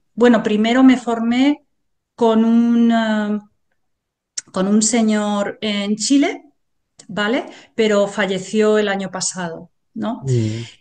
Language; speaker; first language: Spanish; native; Spanish